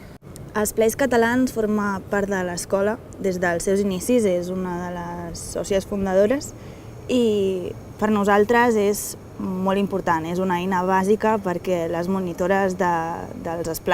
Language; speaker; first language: Catalan; native; Catalan